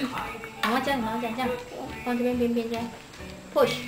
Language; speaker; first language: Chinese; early bilingual, heritage; Chinese